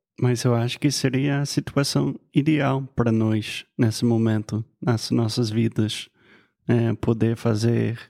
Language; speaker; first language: Portuguese; non-native, fluent; English